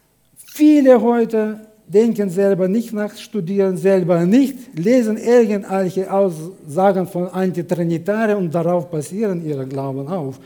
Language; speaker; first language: German; non-native, fluent; Russian